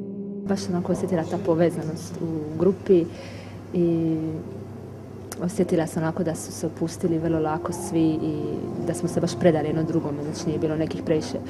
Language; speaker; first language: Bosnian; native; Bosnian